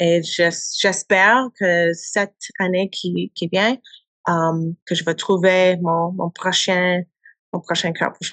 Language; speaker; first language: French; non-native, learner; English